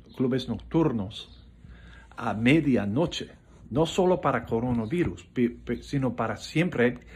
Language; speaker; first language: Spanish; non-native, fluent; English